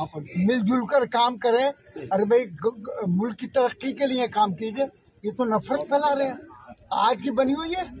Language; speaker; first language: Hindi; native; Hindi